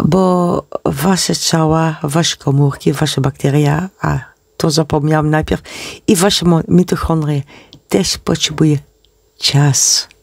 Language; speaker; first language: Polish; non-native, learner; Dutch